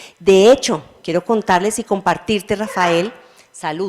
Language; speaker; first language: Spanish; native; Spanish